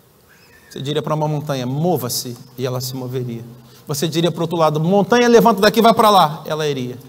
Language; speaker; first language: Portuguese; native; Portuguese